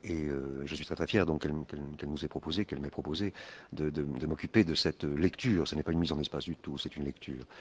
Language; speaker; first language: French; native; French